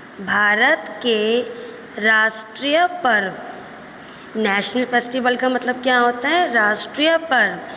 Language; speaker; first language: Hindi; native; Hindi